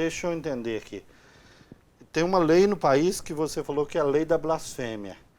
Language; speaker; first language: Portuguese; native; Portuguese